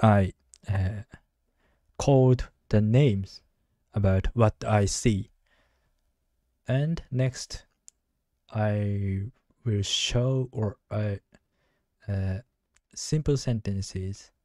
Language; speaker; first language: English; non-native, learner; Japanese